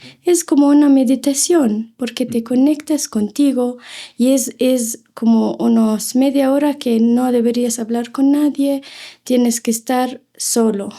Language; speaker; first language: Spanish; non-native, fluent; Arabic